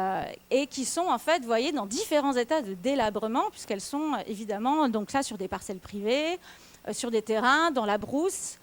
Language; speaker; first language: French; native; French